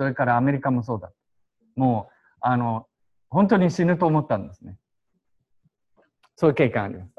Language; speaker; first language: Japanese; native; Japanese